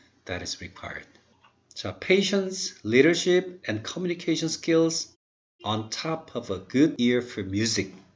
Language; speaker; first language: English; non-native, fluent; Korean